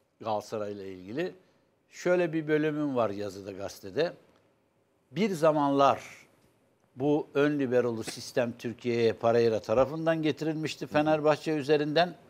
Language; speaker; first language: Turkish; native; Turkish